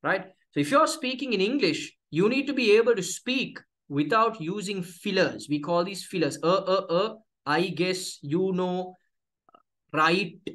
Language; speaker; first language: English; non-native, local second language; Sinhala